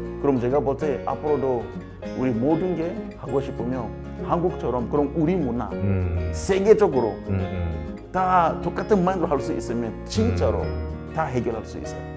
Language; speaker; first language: Korean; non-native, learner; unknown